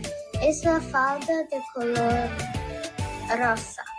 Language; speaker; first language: Spanish; non-native, learner; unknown